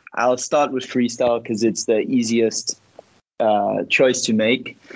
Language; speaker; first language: English; early bilingual, heritage; Spanish